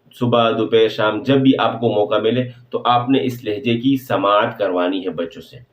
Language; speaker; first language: Urdu; non-native, local second language; Pashto